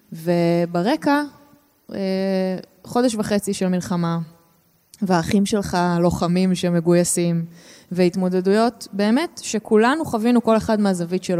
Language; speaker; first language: Hebrew; native; Hebrew